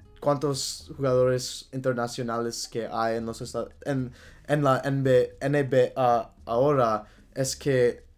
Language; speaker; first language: Spanish; non-native, learner; English